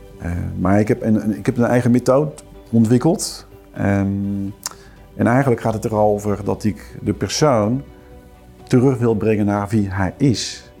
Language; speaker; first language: Dutch; non-native, fluent; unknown